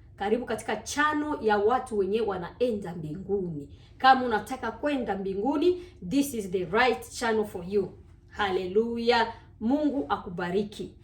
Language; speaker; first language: Swahili; native; Swahili